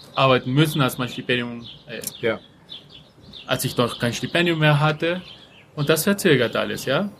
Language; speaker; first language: German; non-native, fluent; Spanish